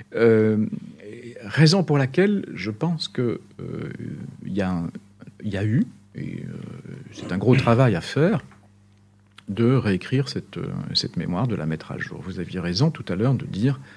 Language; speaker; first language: French; non-native, local second language; Arabic